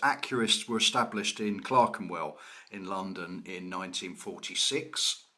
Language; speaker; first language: English; native; English